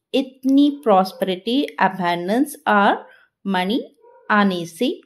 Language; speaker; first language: Hindi; non-native, local second language; Telugu